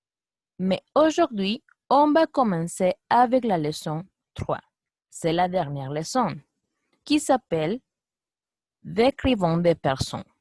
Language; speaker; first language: French; non-native, fluent; Spanish